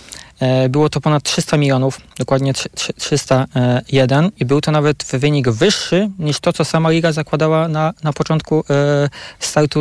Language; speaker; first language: Polish; native; Polish